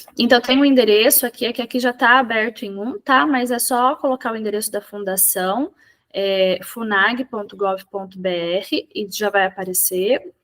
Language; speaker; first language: Portuguese; native; Portuguese